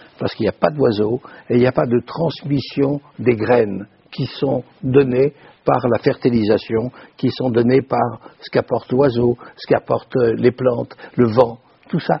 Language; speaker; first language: French; native; French